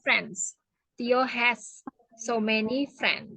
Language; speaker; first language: English; non-native, fluent; Indonesian